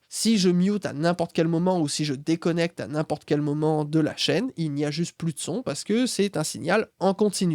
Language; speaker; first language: French; native; French